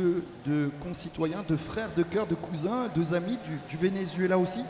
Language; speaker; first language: French; native; French